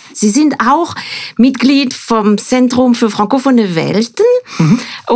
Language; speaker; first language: German; non-native, fluent; French